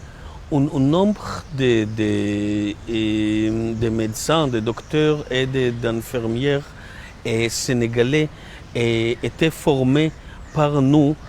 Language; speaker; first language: French; non-native, learner; Hebrew